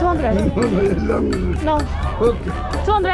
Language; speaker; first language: English; non-native, learner; Korean